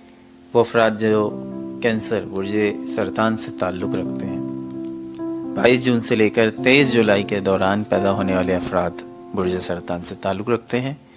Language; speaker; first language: Urdu; native; Urdu